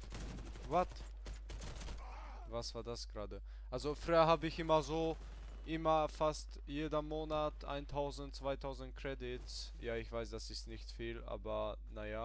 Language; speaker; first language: German; early bilingual, other home language; Hungarian